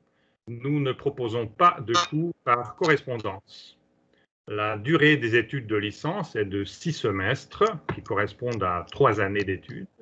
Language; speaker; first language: French; non-native, fluent; Hungarian